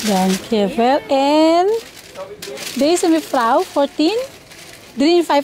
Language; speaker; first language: Dutch; non-native, learner; Filipino